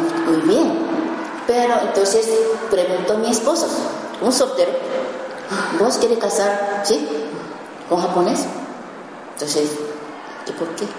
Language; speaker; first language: Spanish; non-native, learner; Japanese